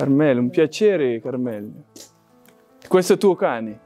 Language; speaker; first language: Italian; non-native, learner; Portuguese